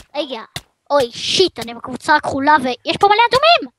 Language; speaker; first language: Hebrew; native; Hebrew